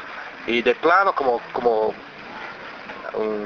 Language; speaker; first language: Spanish; early bilingual, other home language; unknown